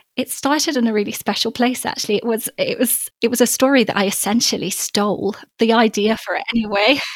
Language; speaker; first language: English; native; English